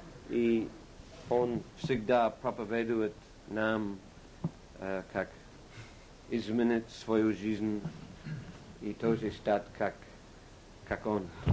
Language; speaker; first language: Russian; non-native, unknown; English